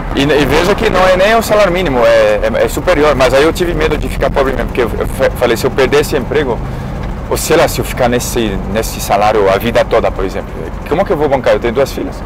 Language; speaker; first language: Portuguese; non-native, fluent; French